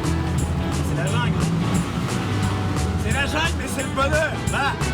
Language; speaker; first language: French; native; French